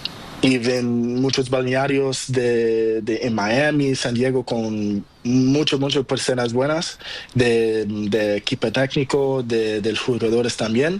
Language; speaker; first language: Spanish; non-native, learner; Portuguese